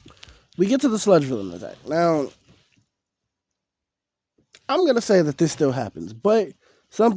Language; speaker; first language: English; native; English